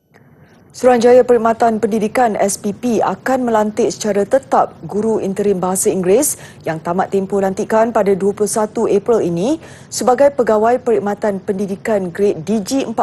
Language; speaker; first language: Malay; native; Malay